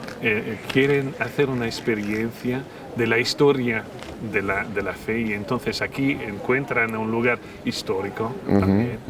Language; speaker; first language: Spanish; non-native, fluent; French